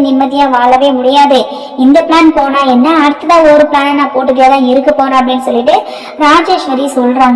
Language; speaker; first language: Tamil; native; Tamil